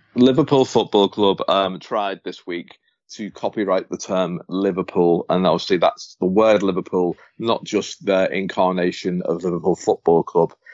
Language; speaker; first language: English; native; English